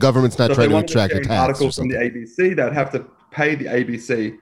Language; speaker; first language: English; native; English